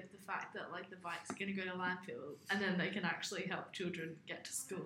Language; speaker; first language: English; native; English